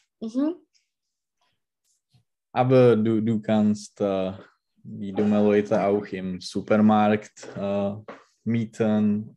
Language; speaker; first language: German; non-native, learner; Czech